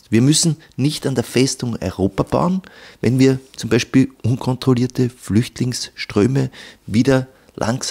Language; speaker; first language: German; native; German